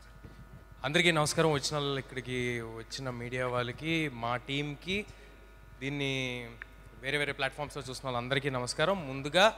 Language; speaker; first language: Telugu; native; Telugu